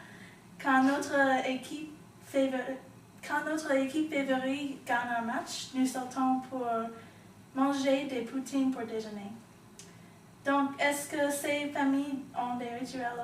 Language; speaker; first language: French; non-native, learner; English